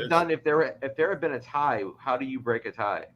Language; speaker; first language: English; native; English